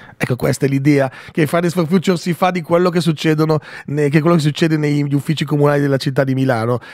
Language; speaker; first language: Italian; native; Italian